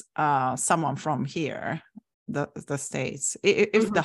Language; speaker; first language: English; non-native, fluent; Japanese